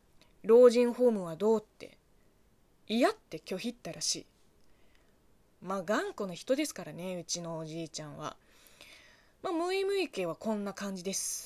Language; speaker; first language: Japanese; non-native, fluent; Chinese